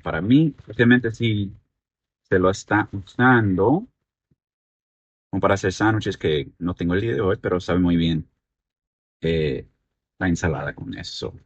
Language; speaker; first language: Spanish; early bilingual, heritage; Spanish